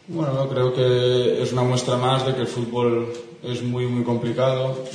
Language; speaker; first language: Spanish; non-native, local second language; Catalan